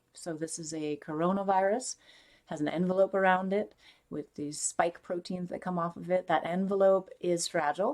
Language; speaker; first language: English; native; English